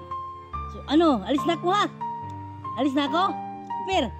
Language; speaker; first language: Filipino; non-native, local second language; Cebuano